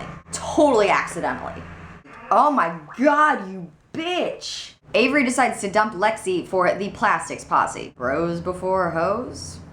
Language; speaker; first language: English; native; English